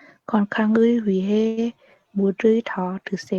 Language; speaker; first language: Korean; non-native, learner; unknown